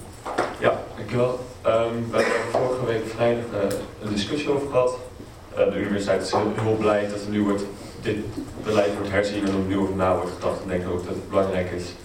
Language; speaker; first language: Dutch; native; Dutch